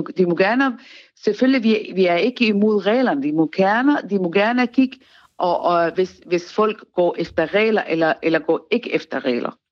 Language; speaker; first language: Danish; non-native, fluent; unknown